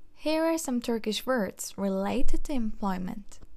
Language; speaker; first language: English; non-native, fluent; Turkish